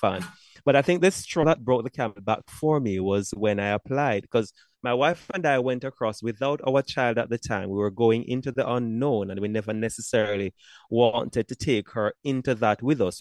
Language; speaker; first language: English; non-native, local second language; Jamaican Creole English